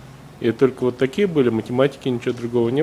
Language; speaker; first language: Russian; native; Russian